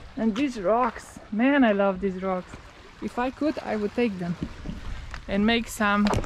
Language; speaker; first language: English; non-native, learner; Slovenian